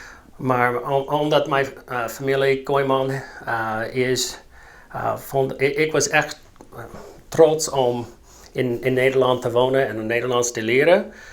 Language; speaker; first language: Dutch; non-native, learner; English